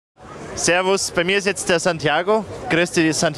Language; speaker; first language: German; native; German